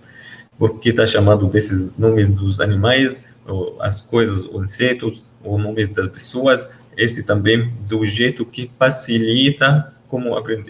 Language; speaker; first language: Portuguese; non-native, learner; Arabic